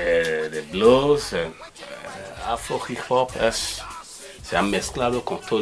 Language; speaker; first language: Spanish; non-native, learner; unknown